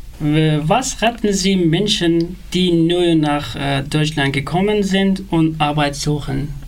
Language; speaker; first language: German; non-native, learner; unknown